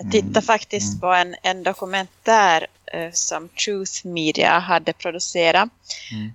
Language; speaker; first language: Swedish; native; Swedish